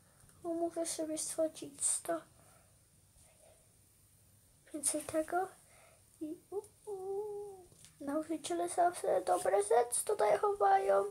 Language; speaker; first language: Polish; early bilingual, heritage; Polish